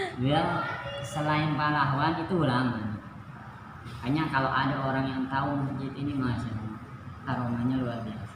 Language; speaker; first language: Indonesian; native; Indonesian